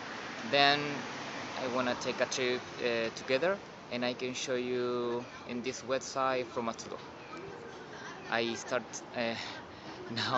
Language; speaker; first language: English; non-native, learner; Spanish